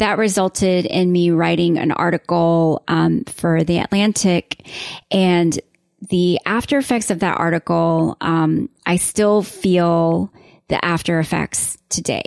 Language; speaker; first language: English; native; English